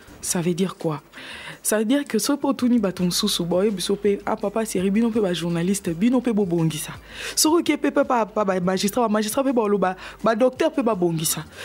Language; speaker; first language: Lingala; native; Lingala